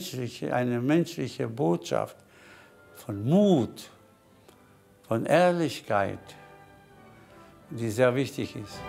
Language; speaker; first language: German; non-native, fluent; Spanish